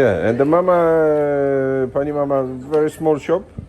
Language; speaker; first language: English; non-native, learner; Polish